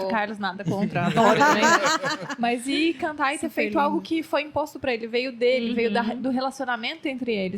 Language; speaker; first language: Portuguese; native; Portuguese